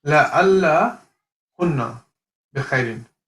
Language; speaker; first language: Arabic; non-native, learner; English